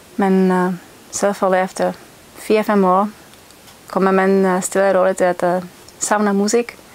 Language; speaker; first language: Danish; non-native, fluent; Czech